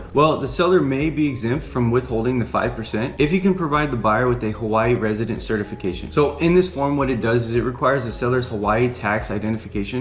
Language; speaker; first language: English; native; English